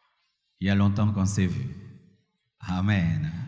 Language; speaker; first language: French; non-native, local second language; Lingala